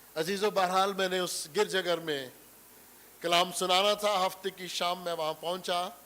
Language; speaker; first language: Urdu; non-native, local second language; Punjabi